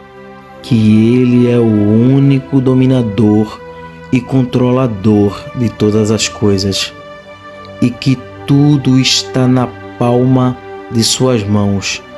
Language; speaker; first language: Portuguese; native; Portuguese